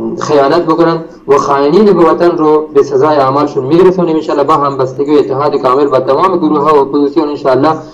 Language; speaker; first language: Persian; non-native, local second language; Baluchi